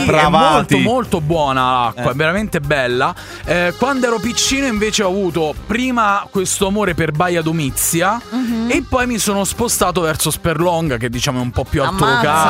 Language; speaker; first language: Italian; native; Italian